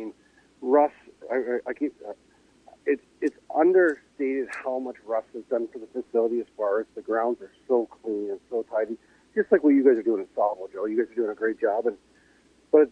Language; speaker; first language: English; native; English